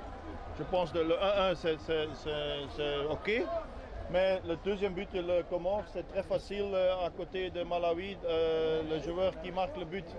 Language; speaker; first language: French; non-native, learner; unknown